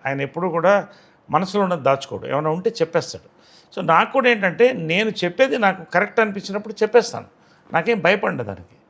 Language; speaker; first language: Telugu; native; Telugu